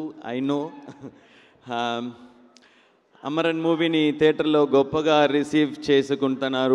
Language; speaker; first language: Telugu; non-native, learner; Tamil